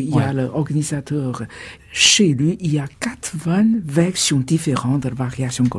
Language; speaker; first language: French; non-native, fluent; Chinese